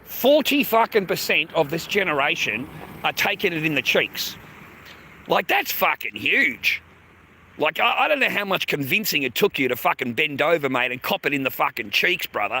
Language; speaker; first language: English; native; English